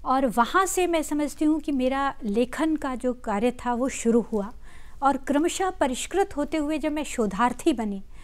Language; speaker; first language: Hindi; native; Hindi